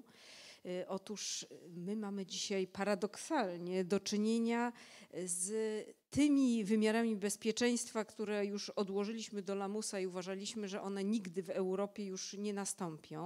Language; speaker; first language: Polish; native; Polish